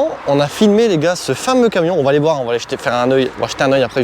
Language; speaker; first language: French; native; French